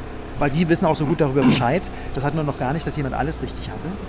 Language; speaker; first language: German; native; German